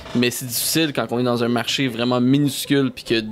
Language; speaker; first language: French; native; French